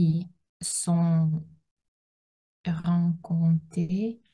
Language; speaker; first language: French; non-native, learner; Russian